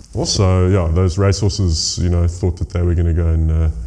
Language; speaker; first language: English; native; English